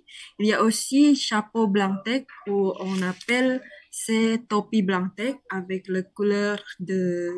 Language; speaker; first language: French; non-native, learner; Indonesian